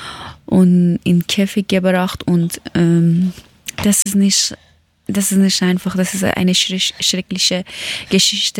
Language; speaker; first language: German; non-native, learner; Persian